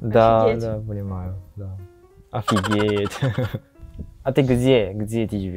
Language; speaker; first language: Russian; non-native, learner; Japanese